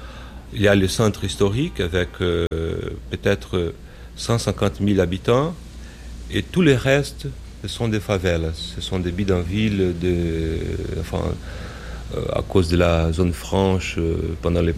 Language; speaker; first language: French; non-native, fluent; Portuguese